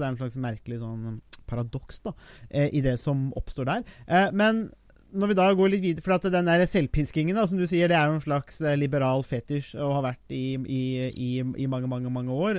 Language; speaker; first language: Norwegian; native; Norwegian